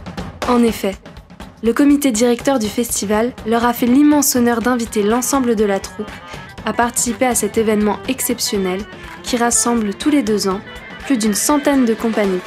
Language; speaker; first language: French; native; French